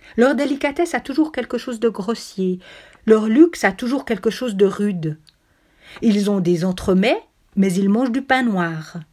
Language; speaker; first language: French; native; French